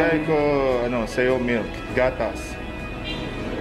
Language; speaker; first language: Filipino; non-native, learner; Arabic